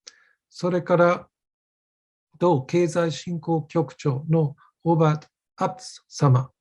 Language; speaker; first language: Japanese; non-native, fluent; German